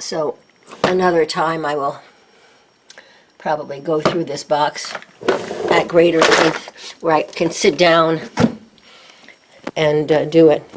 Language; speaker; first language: English; native; English